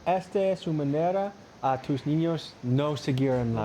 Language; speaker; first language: Spanish; non-native, learner; English